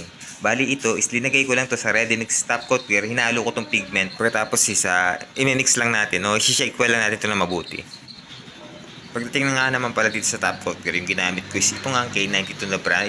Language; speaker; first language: Filipino; native; Filipino